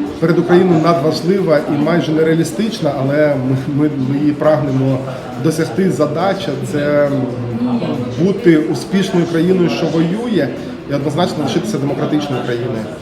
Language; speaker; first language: Ukrainian; native; Ukrainian